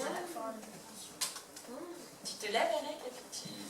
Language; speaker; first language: French; native; French